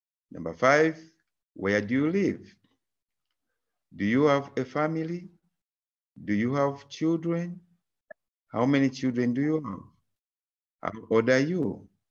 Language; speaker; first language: English; non-native, local second language; Bemba